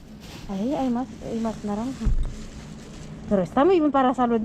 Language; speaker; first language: Spanish; non-native, learner; Filipino